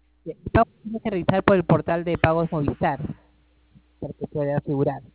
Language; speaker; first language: Spanish; native; Spanish